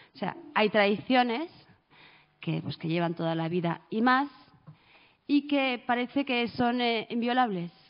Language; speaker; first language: Spanish; early bilingual, other home language; Arabic